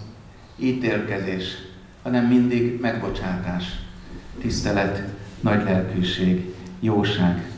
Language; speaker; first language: Hungarian; native; Hungarian